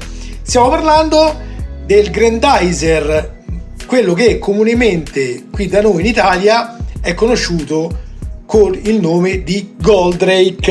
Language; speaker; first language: Italian; native; Italian